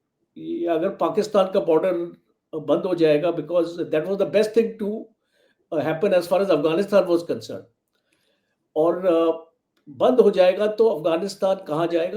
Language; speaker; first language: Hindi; native; Hindi